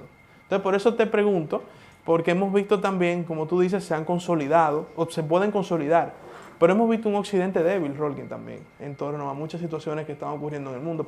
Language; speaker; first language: Spanish; native; Spanish